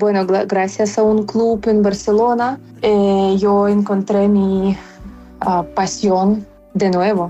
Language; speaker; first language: Spanish; non-native, fluent; Ukrainian